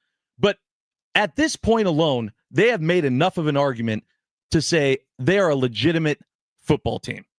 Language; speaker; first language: English; native; English